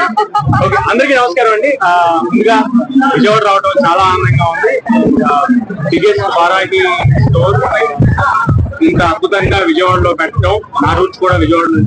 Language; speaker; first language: Telugu; native; Telugu